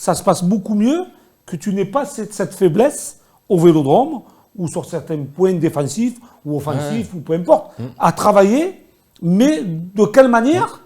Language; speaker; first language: French; native; French